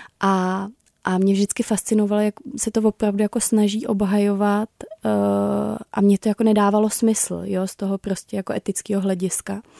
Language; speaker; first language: Czech; native; Czech